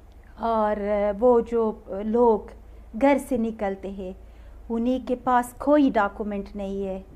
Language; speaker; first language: Hindi; non-native, learner; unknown